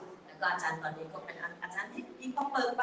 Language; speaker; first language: Thai; native; Thai